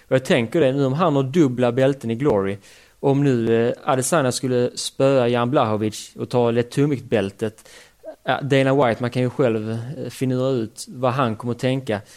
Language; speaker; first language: Swedish; native; Swedish